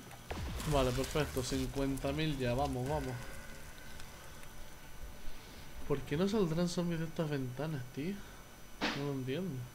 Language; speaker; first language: Spanish; native; Spanish